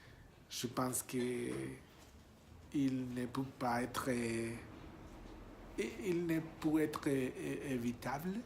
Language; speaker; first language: French; non-native, learner; Spanish